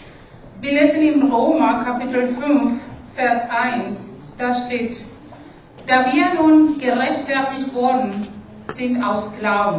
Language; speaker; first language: German; non-native, fluent; Spanish